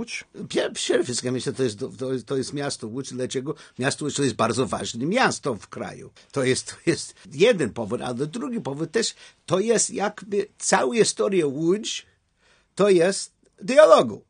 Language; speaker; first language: Polish; non-native, learner; English